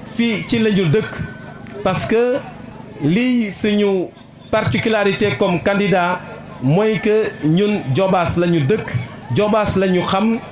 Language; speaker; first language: Wolof; non-native, local second language; Serer